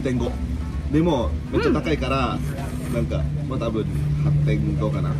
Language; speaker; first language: Japanese; non-native, fluent; Indonesian